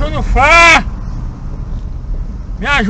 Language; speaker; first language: Portuguese; native; Portuguese